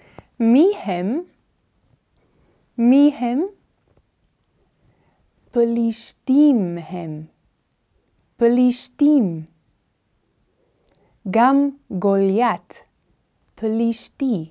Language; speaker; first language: Hebrew; non-native, fluent; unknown